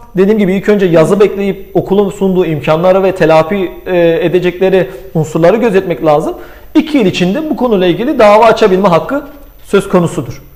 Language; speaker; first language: Turkish; native; Turkish